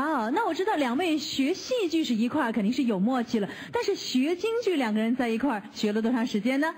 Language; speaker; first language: Chinese; native; Chinese